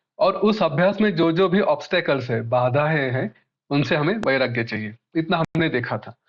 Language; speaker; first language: Hindi; non-native, local second language; Marathi